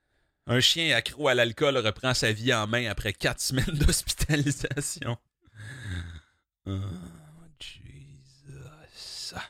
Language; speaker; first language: French; native; French